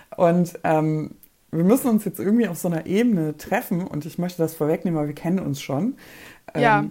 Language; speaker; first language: German; early bilingual, other home language; Polish